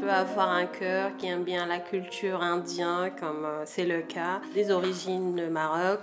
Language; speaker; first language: French; non-native, local second language; Arabic